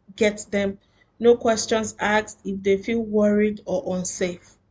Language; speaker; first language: English; non-native, local second language; Yoruba